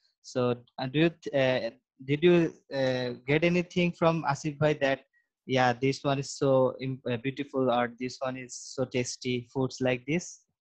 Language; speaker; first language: English; non-native, local second language; Bangla